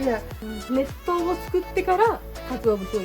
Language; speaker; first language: Japanese; native; Japanese